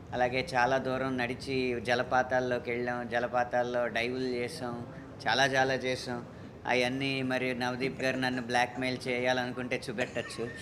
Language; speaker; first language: Telugu; native; Telugu